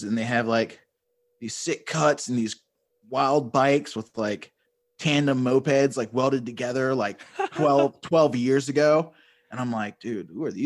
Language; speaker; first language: English; native; English